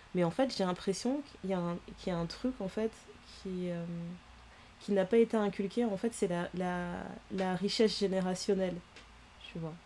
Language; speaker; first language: French; early bilingual, other home language; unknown